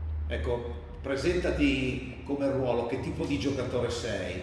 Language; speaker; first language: Italian; native; Italian